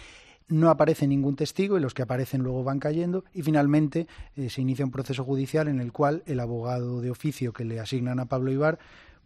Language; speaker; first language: Spanish; native; Spanish